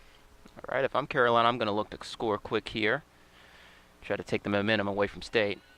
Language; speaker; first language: English; native; English